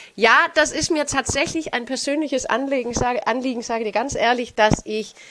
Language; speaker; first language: German; non-native, fluent; Danish